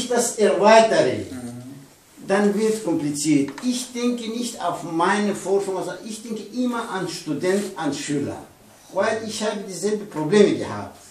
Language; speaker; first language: German; non-native, fluent; Pashto